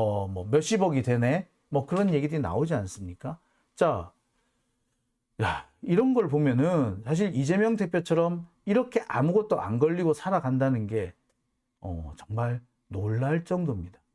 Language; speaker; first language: Korean; native; Korean